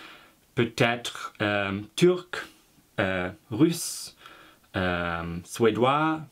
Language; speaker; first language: French; non-native, fluent; German